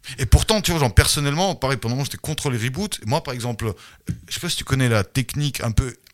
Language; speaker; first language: French; early bilingual, other home language; Russian